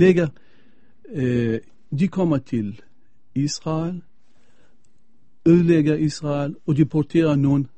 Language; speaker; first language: Danish; non-native, fluent; Arabic